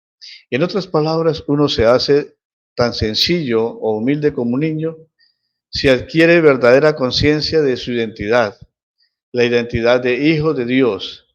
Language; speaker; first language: Spanish; native; Spanish